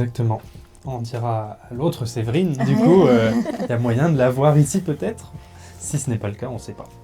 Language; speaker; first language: French; native; French